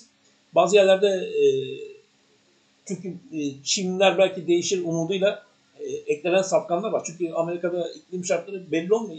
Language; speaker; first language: Turkish; native; Turkish